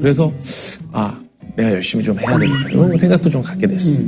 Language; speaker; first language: Korean; native; Korean